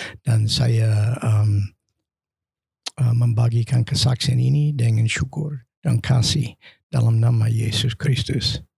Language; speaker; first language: Indonesian; non-native, fluent; English